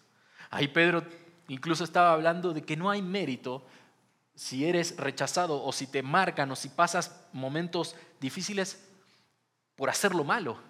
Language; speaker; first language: Spanish; native; Spanish